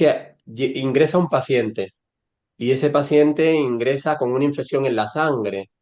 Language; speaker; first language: Spanish; native; Spanish